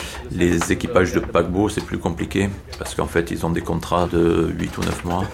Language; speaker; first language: French; native; French